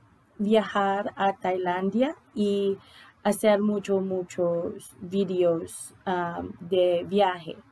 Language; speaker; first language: Spanish; non-native, learner; English